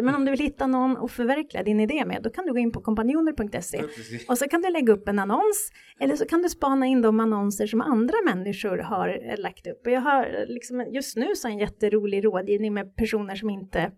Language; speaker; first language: Swedish; native; Swedish